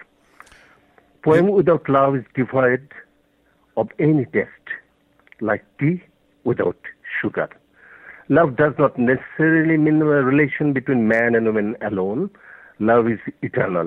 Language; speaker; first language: English; non-native, local second language; Bangla